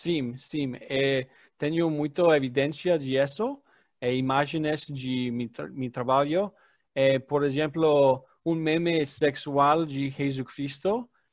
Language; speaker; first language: Portuguese; non-native, learner; English